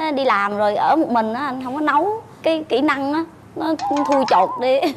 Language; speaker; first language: Vietnamese; native; Vietnamese